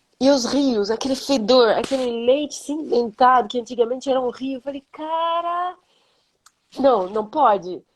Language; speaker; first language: Portuguese; non-native, fluent; French